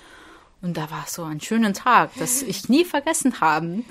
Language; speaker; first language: German; non-native, fluent; Portuguese